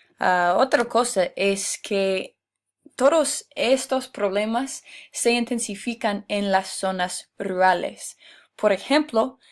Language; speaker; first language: Spanish; non-native, fluent; English